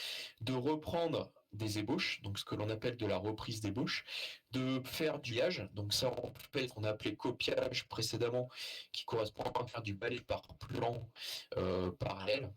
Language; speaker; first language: French; native; French